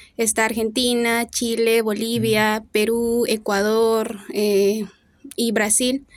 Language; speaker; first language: Spanish; native; Spanish